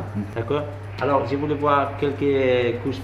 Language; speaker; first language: French; non-native, learner; Spanish